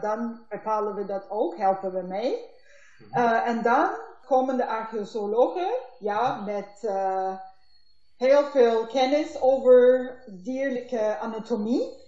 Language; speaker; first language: Dutch; non-native, learner; Turkish